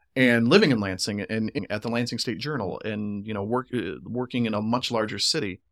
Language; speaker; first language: English; native; English